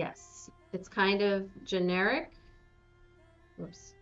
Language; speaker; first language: English; native; English